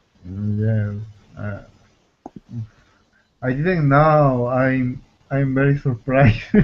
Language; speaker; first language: English; non-native, learner; Spanish